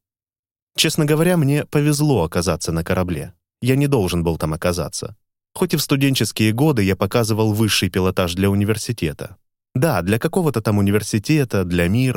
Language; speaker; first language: Russian; native; Russian